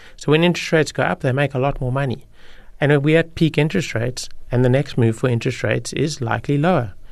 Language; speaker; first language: English; native; English